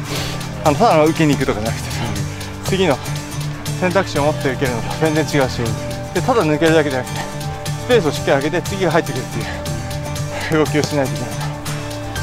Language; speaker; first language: Japanese; native; Japanese